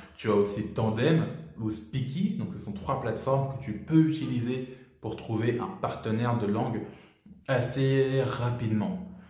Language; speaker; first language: French; native; French